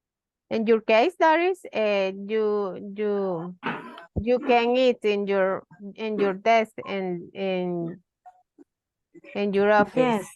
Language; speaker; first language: English; non-native, learner; Spanish